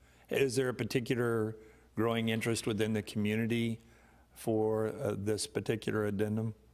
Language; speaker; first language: English; native; English